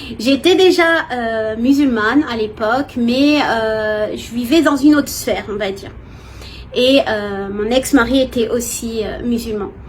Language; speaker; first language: French; native; French